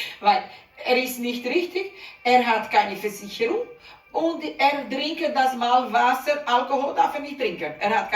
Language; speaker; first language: German; non-native, learner; Portuguese